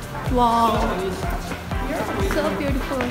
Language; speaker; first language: English; non-native, learner; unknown